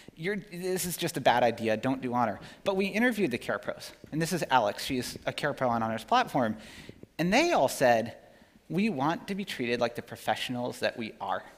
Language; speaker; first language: English; native; English